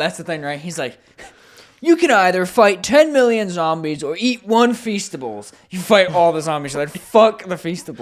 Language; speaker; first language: English; native; English